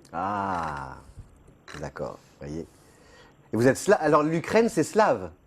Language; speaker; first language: French; native; French